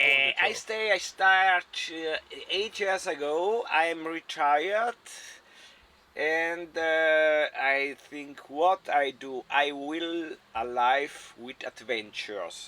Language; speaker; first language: English; non-native, learner; German